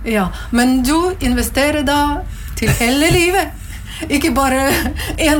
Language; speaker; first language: Norwegian; non-native, learner; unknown